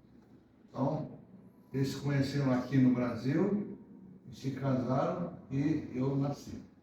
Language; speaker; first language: Portuguese; early bilingual, other home language; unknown